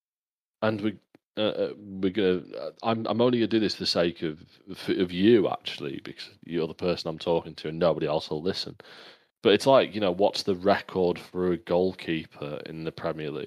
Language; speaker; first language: English; native; English